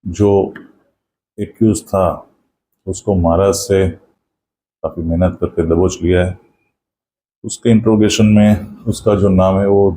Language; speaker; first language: Hindi; non-native, local second language; Gujarati